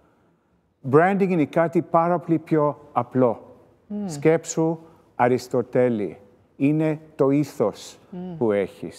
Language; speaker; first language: Greek; early bilingual, heritage; Greek